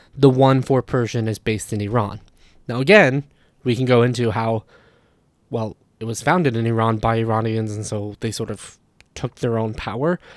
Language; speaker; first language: English; native; English